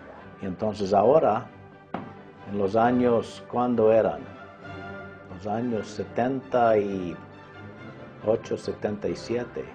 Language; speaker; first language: Spanish; early bilingual, other home language; English